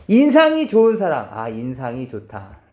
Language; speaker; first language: Korean; native; Korean